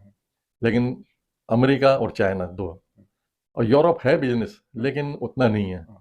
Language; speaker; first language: Hindi; native; Hindi